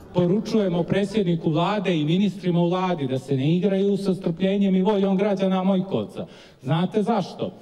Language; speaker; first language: Serbian; native; Serbian